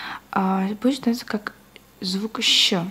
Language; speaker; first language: Russian; native; Russian